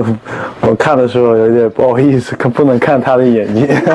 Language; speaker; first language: Chinese; non-native, learner; Korean